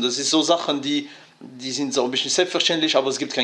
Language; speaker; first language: German; non-native, fluent; French